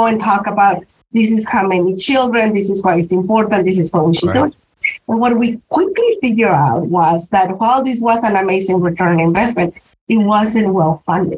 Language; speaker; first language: English; non-native, fluent; Spanish